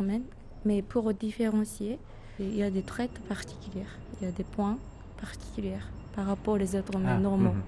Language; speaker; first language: French; non-native, fluent; Japanese